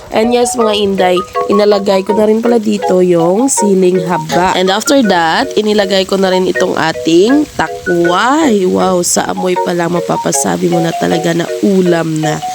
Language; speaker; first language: Filipino; non-native, local second language; Cebuano